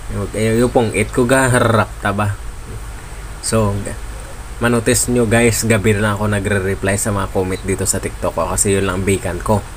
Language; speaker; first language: Filipino; non-native, local second language; Hiligaynon